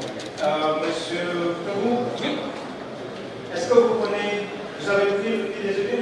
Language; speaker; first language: French; non-native, fluent; Indonesian